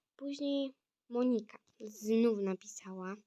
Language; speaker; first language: Polish; non-native, fluent; Ukrainian